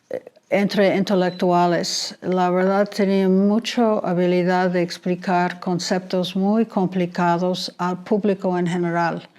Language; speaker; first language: Spanish; non-native, fluent; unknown